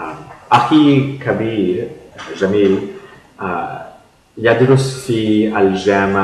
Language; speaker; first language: Arabic; non-native, learner; English